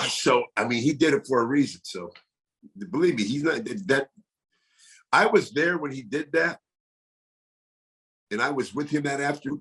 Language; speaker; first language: English; native; English